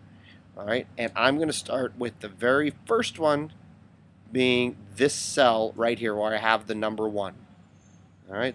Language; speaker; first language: English; native; English